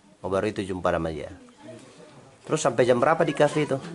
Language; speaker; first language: Indonesian; native; Indonesian